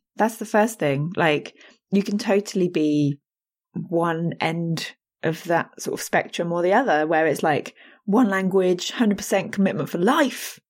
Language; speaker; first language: English; native; English